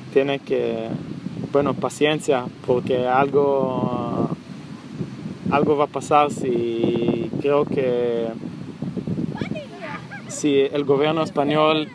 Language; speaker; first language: Spanish; non-native, learner; Hebrew